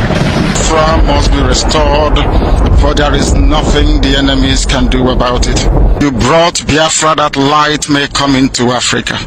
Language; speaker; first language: English; non-native, local second language; Igbo